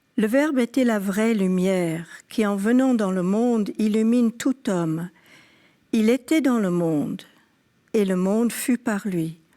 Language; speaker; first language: French; early bilingual, other home language; English